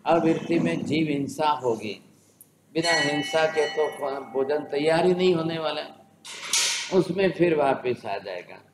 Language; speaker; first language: Hindi; non-native, local second language; Gujarati